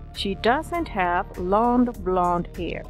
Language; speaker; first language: English; non-native, fluent; Spanish